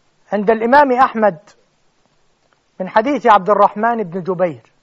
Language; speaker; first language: Arabic; native; Arabic